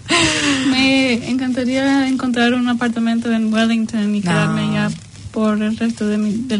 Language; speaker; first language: Spanish; early bilingual, heritage; Spanish